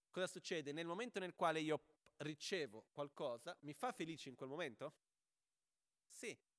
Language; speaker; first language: Italian; non-native, fluent; Portuguese